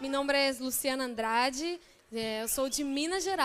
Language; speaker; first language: Spanish; non-native, learner; Portuguese